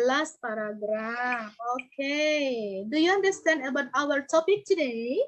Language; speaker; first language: English; non-native, learner; Indonesian